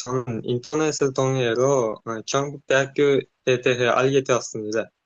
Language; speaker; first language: Korean; non-native, learner; Uzbek